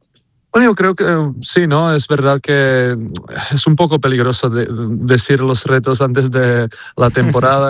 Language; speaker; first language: Spanish; non-native, fluent; Czech